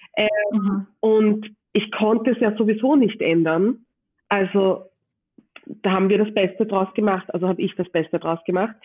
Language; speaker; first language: German; native; German